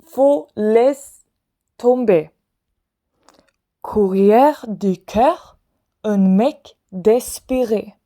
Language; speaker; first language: French; non-native, fluent; Swedish